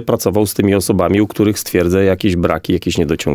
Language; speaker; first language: Polish; native; Polish